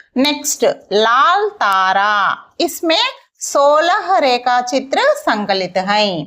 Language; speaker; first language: Hindi; non-native, local second language; Telugu